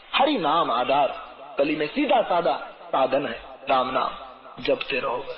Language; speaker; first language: Hindi; non-native, local second language; Gujarati